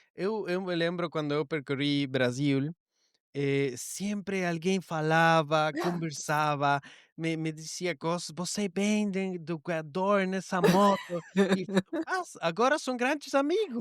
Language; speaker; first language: Portuguese; non-native, learner; Spanish